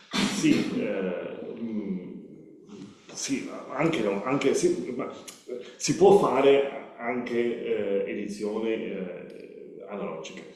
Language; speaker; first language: Italian; non-native, learner; Spanish